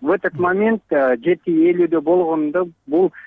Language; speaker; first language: Russian; non-native, local second language; Kyrgyz